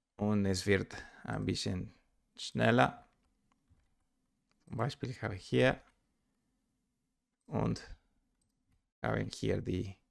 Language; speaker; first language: German; non-native, learner; Spanish